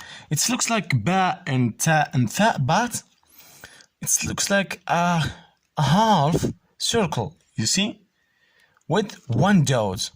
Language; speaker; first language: English; non-native, fluent; Arabic